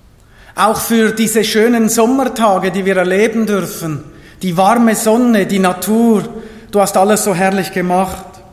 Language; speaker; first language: German; native; German